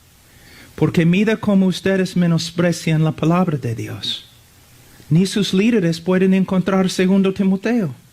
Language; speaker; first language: Spanish; non-native, fluent; English